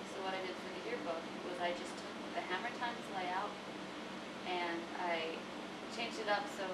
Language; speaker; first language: English; native; English